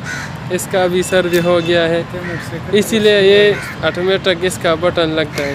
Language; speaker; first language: Hindi; non-native, local second language; Pashto